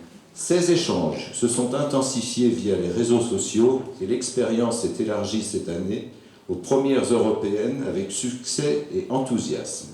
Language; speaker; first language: French; native; French